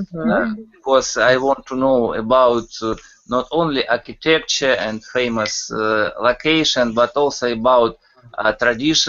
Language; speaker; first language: English; non-native, learner; Russian